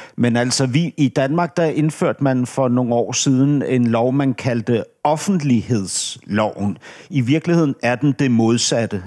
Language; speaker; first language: Danish; native; Danish